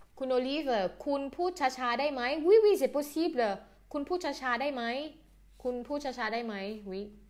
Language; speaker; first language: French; non-native, fluent; Thai